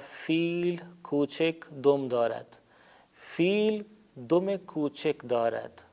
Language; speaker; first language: Persian; non-native, fluent; Urdu